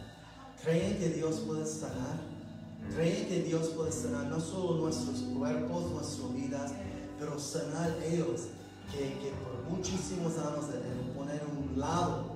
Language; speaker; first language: Spanish; non-native, learner; English